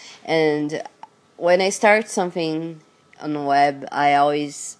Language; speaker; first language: English; non-native, learner; Portuguese